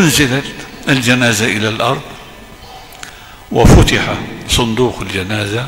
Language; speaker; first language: Arabic; native; Arabic